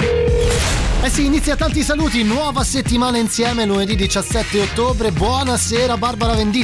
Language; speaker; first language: Italian; native; Italian